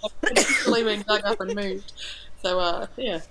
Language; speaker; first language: English; native; English